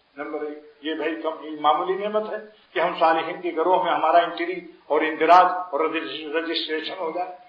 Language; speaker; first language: Urdu; native; Urdu